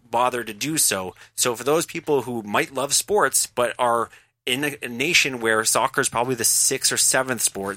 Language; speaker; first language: English; native; English